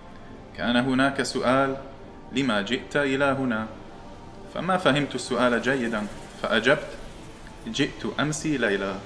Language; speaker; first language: Arabic; non-native, fluent; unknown